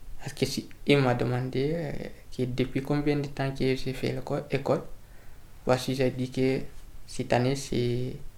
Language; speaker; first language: French; non-native, learner; Fula